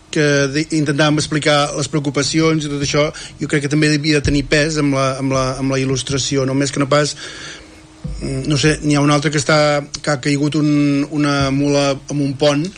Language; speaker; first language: Catalan; native; Catalan